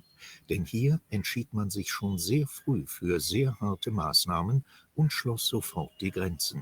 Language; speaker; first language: German; non-native, learner; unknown